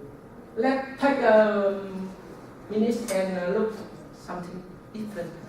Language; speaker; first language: English; non-native, learner; Vietnamese